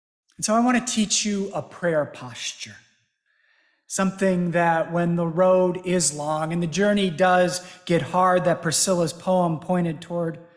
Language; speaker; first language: English; native; English